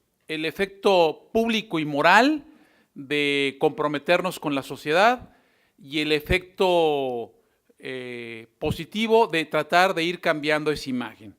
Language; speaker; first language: Spanish; native; Spanish